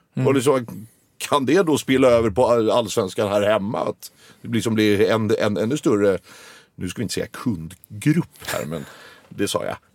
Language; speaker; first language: Swedish; native; Swedish